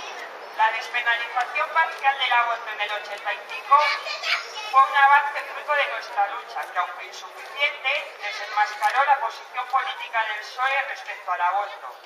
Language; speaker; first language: Spanish; native; Spanish